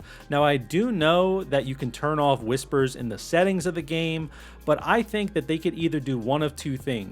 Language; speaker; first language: English; native; English